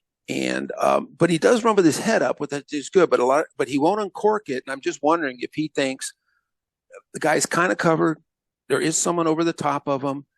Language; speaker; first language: English; native; English